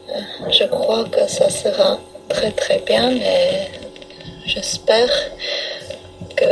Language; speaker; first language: French; non-native, learner; Armenian